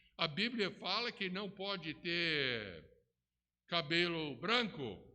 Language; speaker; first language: Portuguese; non-native, fluent; English